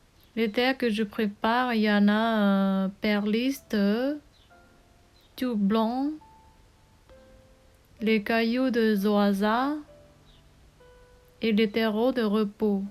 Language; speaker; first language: French; non-native, learner; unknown